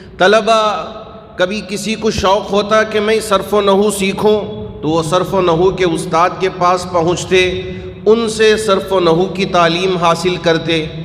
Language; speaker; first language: Urdu; native; Urdu